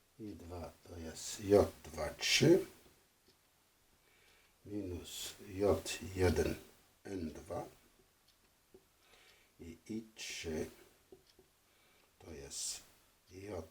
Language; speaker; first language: Polish; non-native, fluent; French